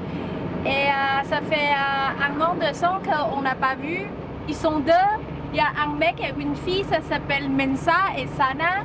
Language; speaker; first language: French; non-native, learner; Thai